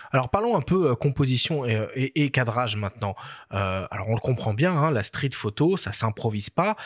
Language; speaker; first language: French; native; French